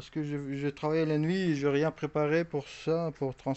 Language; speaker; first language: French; non-native, learner; Russian